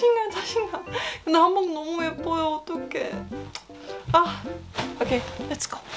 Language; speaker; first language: Korean; non-native, learner; Estonian